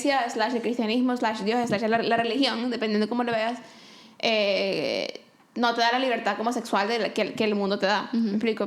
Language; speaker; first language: Spanish; native; Spanish